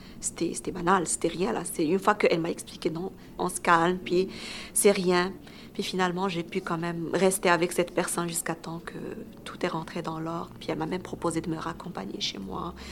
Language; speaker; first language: French; non-native, local second language; Arabic